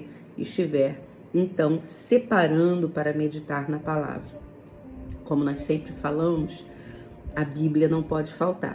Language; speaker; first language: Portuguese; native; Portuguese